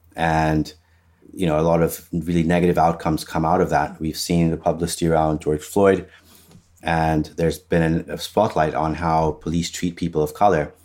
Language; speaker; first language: English; non-native, fluent; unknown